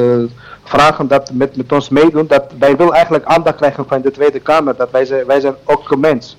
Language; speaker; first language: Dutch; non-native, learner; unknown